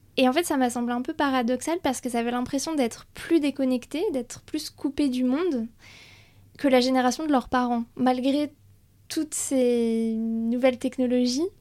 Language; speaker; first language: French; native; French